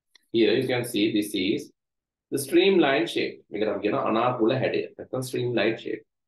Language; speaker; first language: English; non-native, local second language; Sinhala